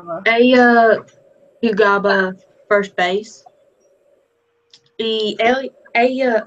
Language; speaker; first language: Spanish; non-native, learner; English